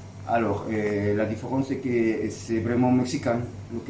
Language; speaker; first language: French; non-native, fluent; Spanish